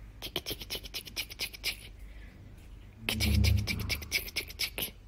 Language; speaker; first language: Arabic; native; Arabic